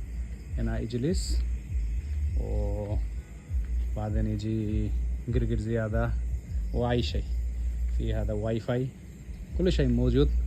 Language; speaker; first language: Arabic; non-native, learner; Bangla